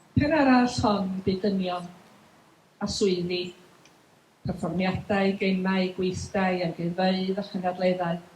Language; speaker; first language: Welsh; native; Welsh